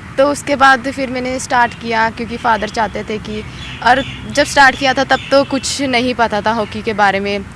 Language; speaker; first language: Hindi; native; Hindi